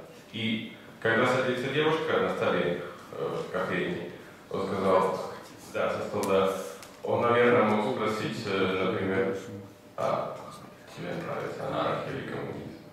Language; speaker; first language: Russian; non-native, fluent; Spanish